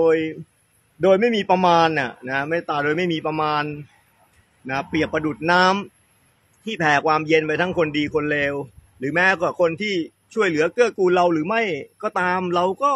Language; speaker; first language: Thai; native; Thai